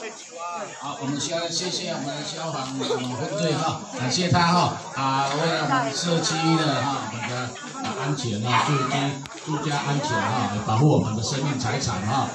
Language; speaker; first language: Chinese; non-native, local second language; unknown